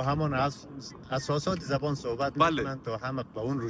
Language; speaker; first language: Persian; native; Persian